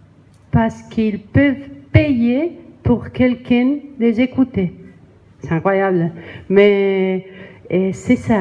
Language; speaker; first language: French; non-native, learner; Spanish